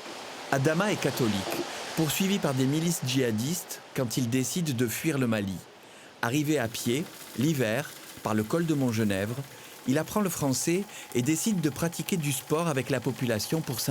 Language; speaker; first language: French; native; French